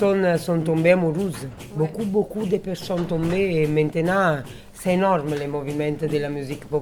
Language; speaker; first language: French; non-native, learner; Italian